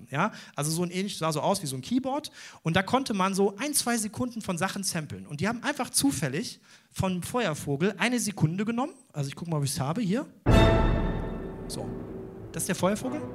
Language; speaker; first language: German; native; German